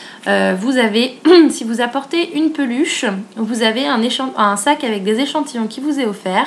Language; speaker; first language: French; native; French